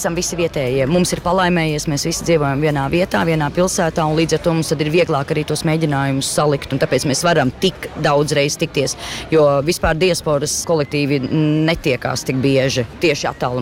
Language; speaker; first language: Latvian; native; Latvian